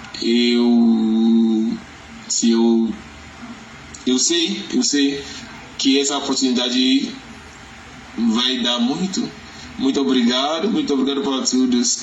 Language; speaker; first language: Portuguese; non-native, learner; Yoruba